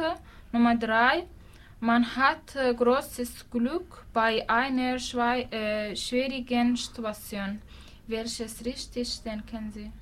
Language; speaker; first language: German; non-native, learner; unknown